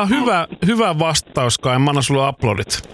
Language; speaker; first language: Finnish; native; Finnish